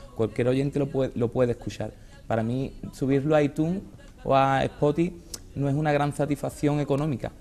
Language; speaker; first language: Spanish; native; Spanish